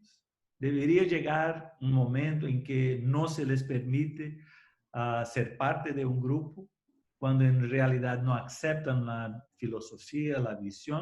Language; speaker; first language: Spanish; non-native, fluent; Portuguese